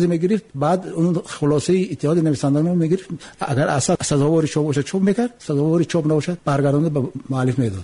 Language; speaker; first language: Tajik; native; Tajik